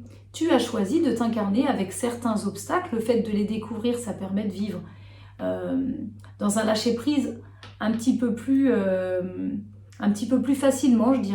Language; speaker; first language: French; native; French